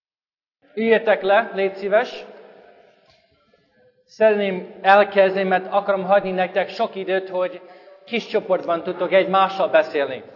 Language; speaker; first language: Hungarian; non-native, fluent; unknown